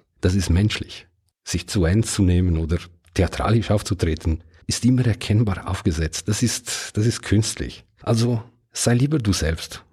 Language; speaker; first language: German; non-native, local second language; Italian